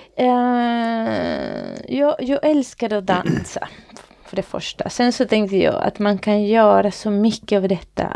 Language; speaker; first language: Swedish; non-native, fluent; Spanish